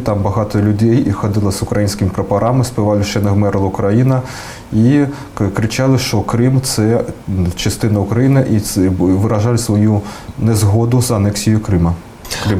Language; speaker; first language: Ukrainian; early bilingual, heritage; Russian